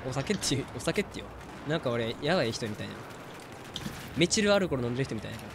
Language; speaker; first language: Japanese; native; Japanese